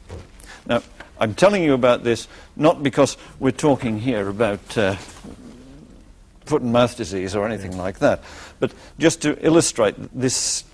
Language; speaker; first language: English; native; English